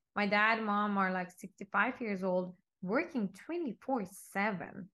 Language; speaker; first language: English; non-native, fluent; Turkish